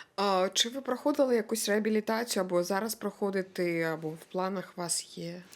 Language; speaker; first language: Ukrainian; native; Ukrainian